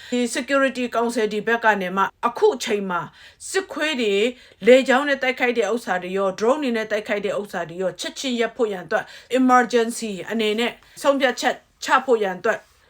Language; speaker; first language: Burmese; native; Burmese